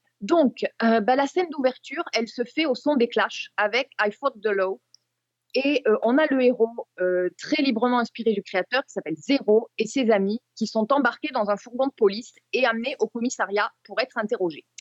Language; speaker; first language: French; native; French